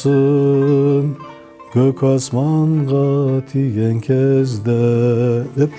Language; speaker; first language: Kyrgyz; non-native, fluent; Turkish